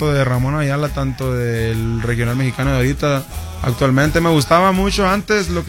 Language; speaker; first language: Spanish; native; Spanish